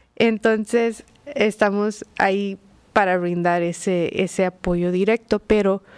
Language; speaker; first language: Spanish; early bilingual, heritage; Spanish